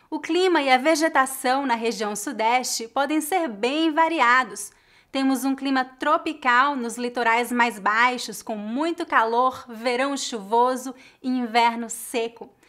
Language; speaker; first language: Portuguese; native; Portuguese